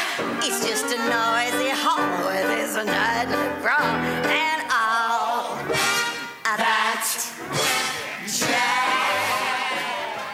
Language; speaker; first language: English; native; English